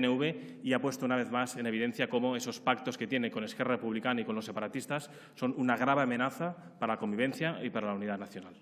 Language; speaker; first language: Spanish; native; Spanish